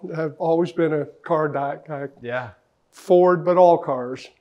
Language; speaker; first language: English; native; English